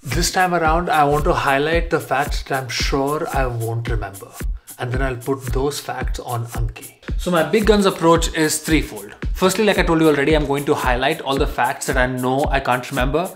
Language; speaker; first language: English; non-native, local second language; Hindi